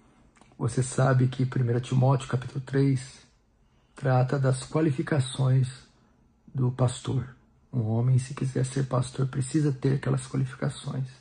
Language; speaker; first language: Portuguese; native; Portuguese